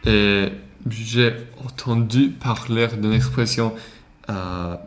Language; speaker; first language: French; non-native, learner; Swedish